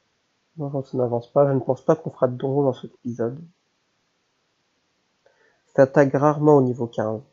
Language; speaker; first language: French; native; French